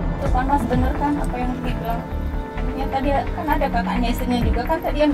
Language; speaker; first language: Indonesian; native; Indonesian